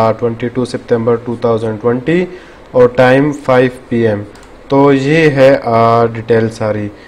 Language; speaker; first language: Urdu; native; Urdu